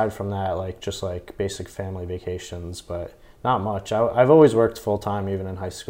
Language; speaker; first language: English; native; English